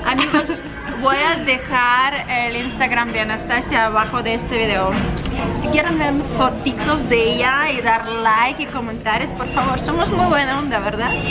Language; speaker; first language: Spanish; non-native, learner; Russian